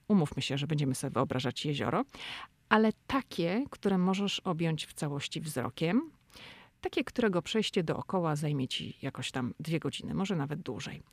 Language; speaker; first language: Polish; native; Polish